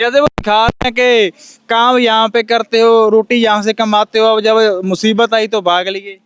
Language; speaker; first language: Hindi; non-native, local second language; Punjabi